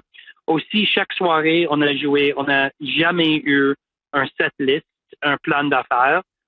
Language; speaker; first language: French; non-native, local second language; English